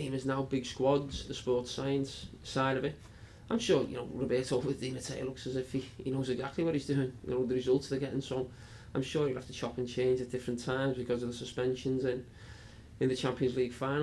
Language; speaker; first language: English; native; English